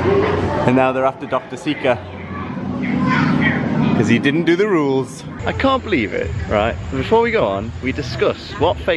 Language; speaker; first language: English; native; English